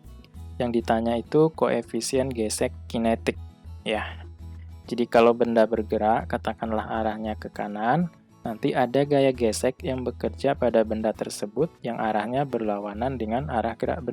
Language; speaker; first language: Indonesian; native; Indonesian